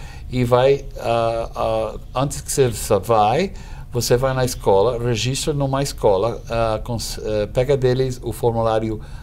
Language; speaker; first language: Portuguese; non-native, fluent; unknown